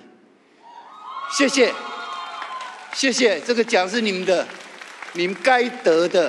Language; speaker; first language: Chinese; native; Chinese